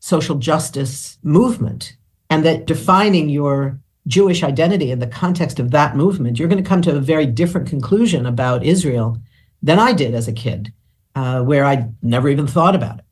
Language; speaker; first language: English; native; English